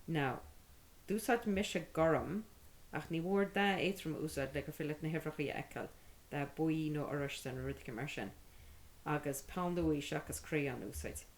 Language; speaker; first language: Irish; native; Irish